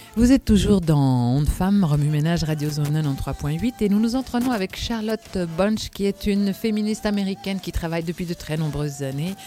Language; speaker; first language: French; native; French